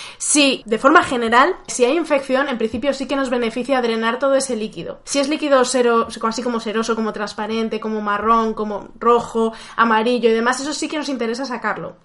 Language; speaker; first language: Spanish; native; Spanish